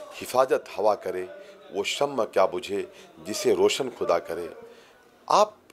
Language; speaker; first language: Hindi; native; Hindi